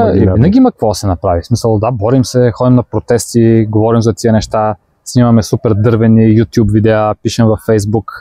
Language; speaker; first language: Bulgarian; native; Bulgarian